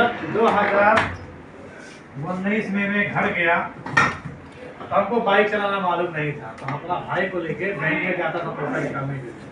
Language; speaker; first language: Hindi; non-native, learner; Nepali